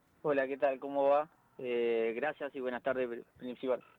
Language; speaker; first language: Spanish; native; Spanish